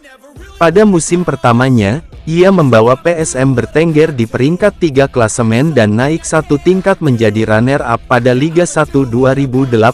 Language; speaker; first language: Indonesian; native; Indonesian